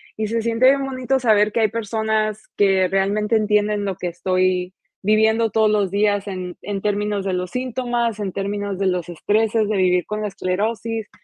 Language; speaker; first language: Spanish; early bilingual, heritage; Spanish